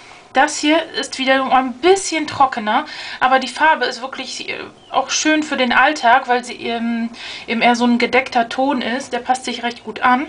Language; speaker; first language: German; native; German